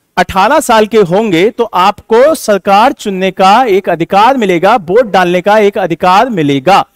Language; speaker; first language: Hindi; native; Hindi